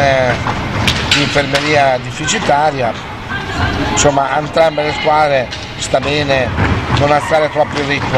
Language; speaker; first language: Italian; native; Italian